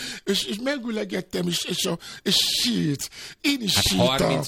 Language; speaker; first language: Hungarian; non-native, fluent; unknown